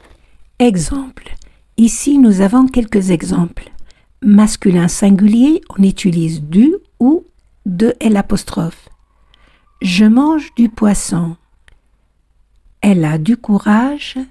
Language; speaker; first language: French; non-native, fluent; Spanish